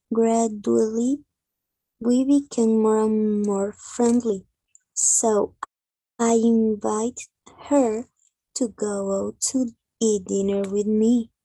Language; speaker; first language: English; non-native, learner; Spanish